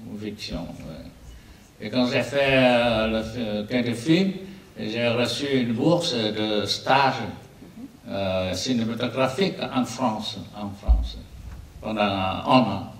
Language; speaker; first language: French; non-native, learner; Vietnamese